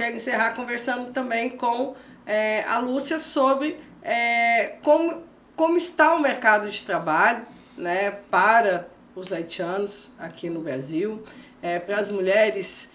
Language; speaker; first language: Portuguese; native; Portuguese